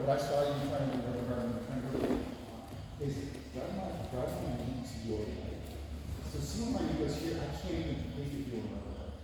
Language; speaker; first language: English; native; English